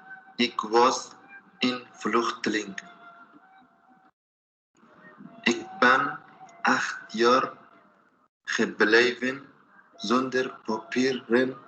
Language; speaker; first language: Dutch; non-native, learner; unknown